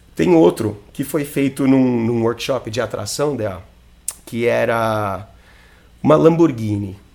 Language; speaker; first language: Portuguese; non-native, fluent; English